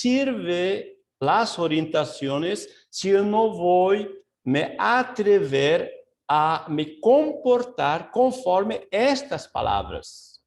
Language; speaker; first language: Portuguese; non-native, fluent; Spanish